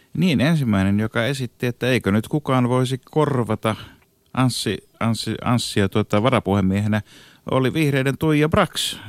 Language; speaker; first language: Finnish; native; Finnish